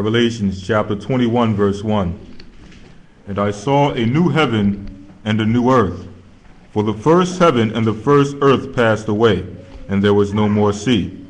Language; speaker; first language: English; native; English